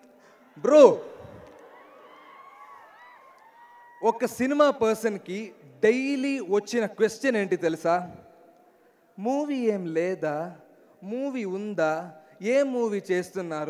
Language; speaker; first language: Telugu; non-native, learner; Malayalam